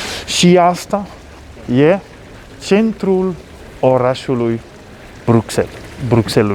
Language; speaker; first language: Romanian; non-native, learner; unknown